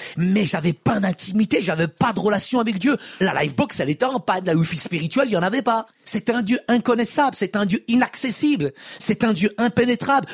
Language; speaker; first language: French; early bilingual, other home language; Arabic